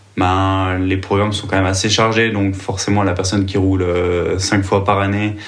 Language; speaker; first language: French; native; French